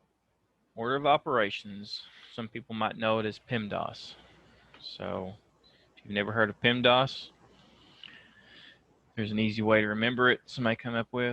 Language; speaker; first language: English; native; English